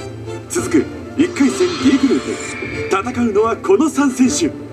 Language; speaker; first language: Japanese; native; Japanese